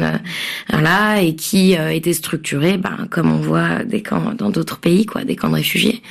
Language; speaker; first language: French; native; French